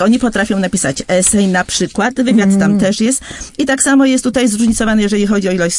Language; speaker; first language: Polish; native; Polish